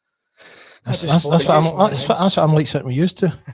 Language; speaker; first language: English; native; English